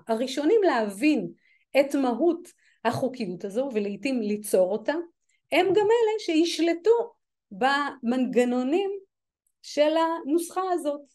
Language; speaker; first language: Hebrew; native; Hebrew